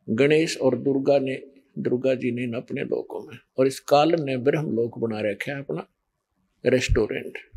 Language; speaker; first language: Hindi; native; Hindi